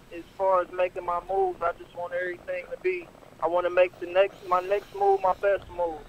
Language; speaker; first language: English; native; English